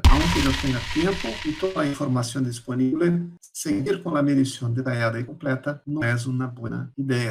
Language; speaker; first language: Spanish; non-native, fluent; Portuguese